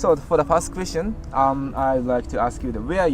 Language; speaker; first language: English; non-native, learner; Japanese